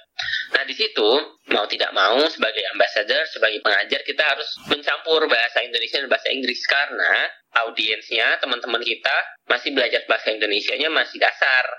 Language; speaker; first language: Indonesian; native; Indonesian